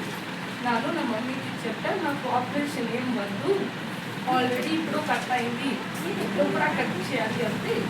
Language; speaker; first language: Telugu; non-native, learner; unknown